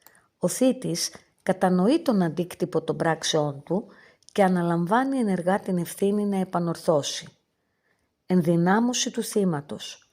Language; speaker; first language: Greek; native; Greek